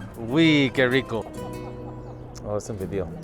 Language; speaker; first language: Spanish; non-native, learner; English